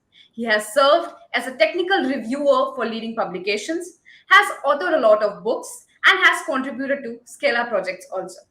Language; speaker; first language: English; non-native, local second language; Hindi